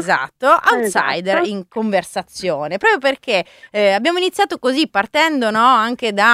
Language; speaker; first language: Italian; native; Italian